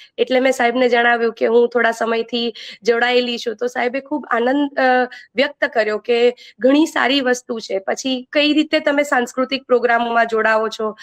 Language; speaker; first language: Gujarati; native; Gujarati